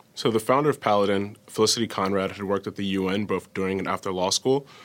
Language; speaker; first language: English; native; English